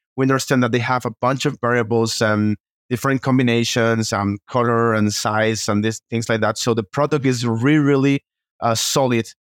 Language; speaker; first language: English; non-native, fluent; Spanish